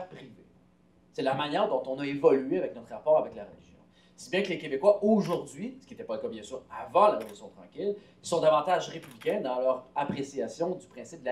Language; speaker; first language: French; native; French